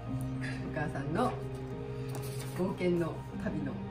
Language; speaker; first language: Japanese; native; Japanese